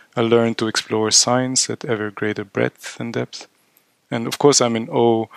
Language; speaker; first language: English; non-native, fluent; Arabic